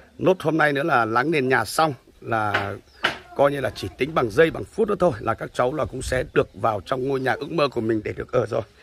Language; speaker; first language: Vietnamese; native; Vietnamese